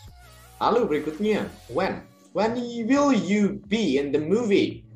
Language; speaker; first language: English; non-native, learner; Indonesian